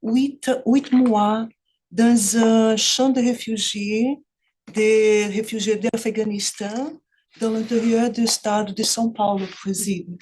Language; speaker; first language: French; non-native, fluent; Portuguese